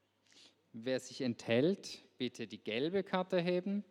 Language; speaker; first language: German; native; German